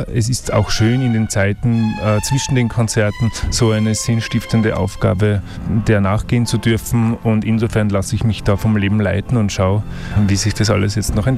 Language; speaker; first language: German; native; German